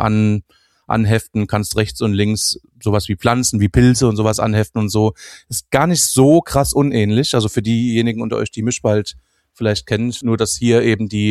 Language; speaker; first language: German; native; German